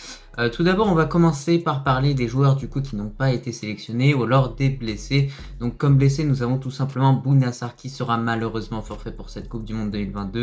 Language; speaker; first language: French; native; French